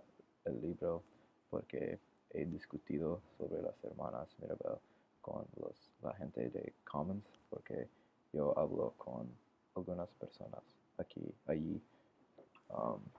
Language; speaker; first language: Spanish; non-native, learner; English